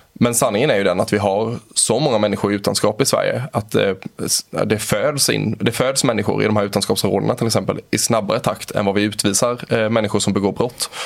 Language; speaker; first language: Swedish; native; Swedish